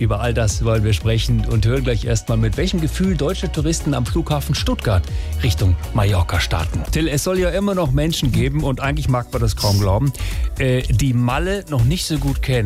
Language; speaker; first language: German; native; German